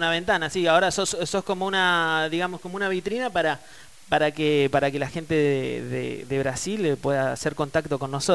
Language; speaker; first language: Spanish; native; Spanish